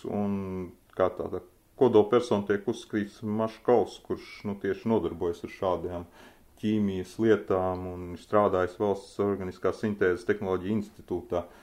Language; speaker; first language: Latvian; native; Latvian